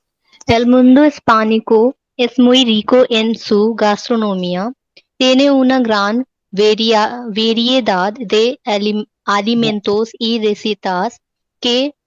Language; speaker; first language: Spanish; non-native, learner; Hindi